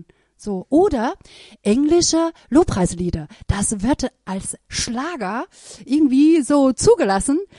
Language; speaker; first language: German; non-native, fluent; Persian